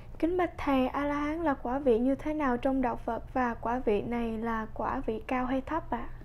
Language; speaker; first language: Vietnamese; early bilingual, heritage; Vietnamese